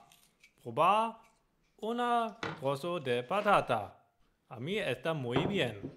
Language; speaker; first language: Spanish; non-native, learner; German